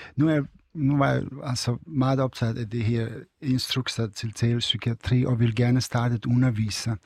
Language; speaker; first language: Danish; non-native, fluent; Serbian